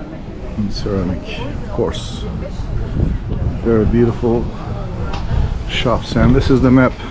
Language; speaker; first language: English; non-native, fluent; Turkish